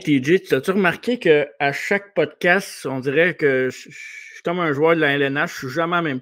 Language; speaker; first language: French; native; French